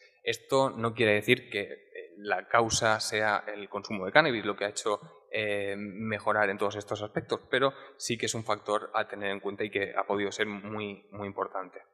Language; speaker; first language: Spanish; native; Spanish